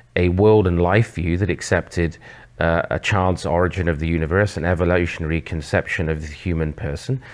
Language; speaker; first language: English; native; English